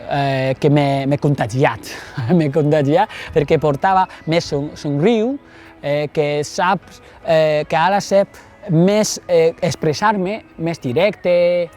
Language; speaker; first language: Catalan; non-native, fluent; Chinese